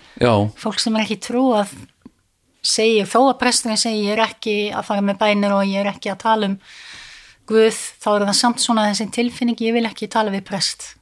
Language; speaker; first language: Icelandic; non-native, fluent; Dutch